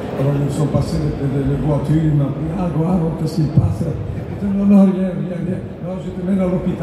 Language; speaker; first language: French; non-native, learner; Italian